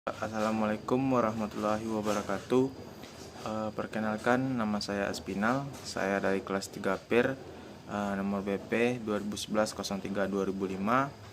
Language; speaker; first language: Indonesian; native; Indonesian